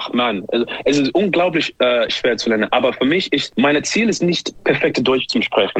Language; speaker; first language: German; non-native, learner; English